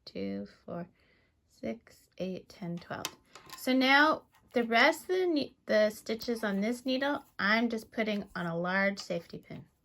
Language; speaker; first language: English; native; English